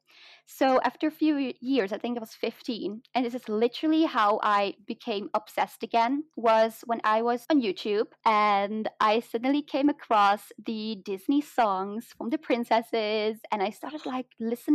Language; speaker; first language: English; non-native, fluent; Dutch